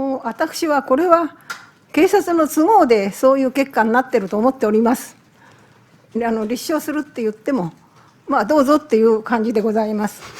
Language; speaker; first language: Japanese; native; Japanese